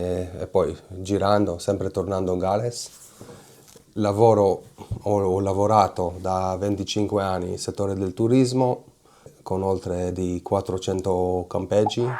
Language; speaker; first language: Italian; non-native, fluent; Hebrew